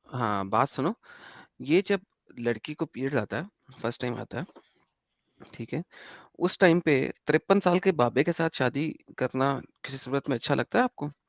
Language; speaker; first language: Urdu; non-native, local second language; Punjabi